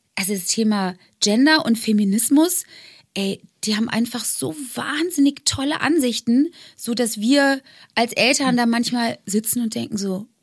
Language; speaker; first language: German; native; German